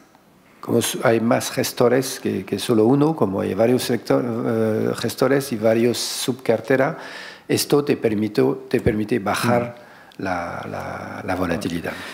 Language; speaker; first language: Spanish; non-native, fluent; French